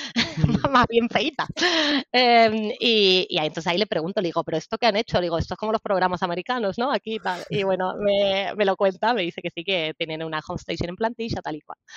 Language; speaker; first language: Spanish; native; Spanish